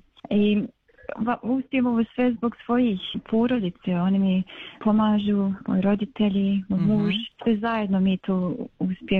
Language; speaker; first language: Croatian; early bilingual, other home language; Bosnian